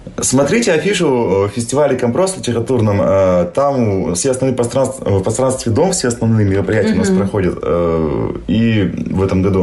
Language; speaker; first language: Russian; native; Russian